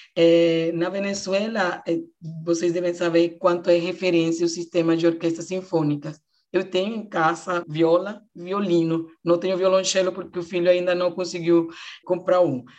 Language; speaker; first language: Portuguese; non-native, fluent; Spanish